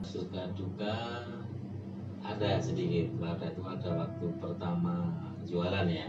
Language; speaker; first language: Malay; non-native, local second language; Javanese